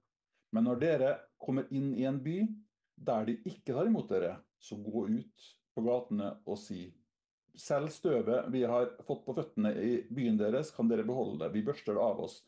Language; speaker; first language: Norwegian; native; Norwegian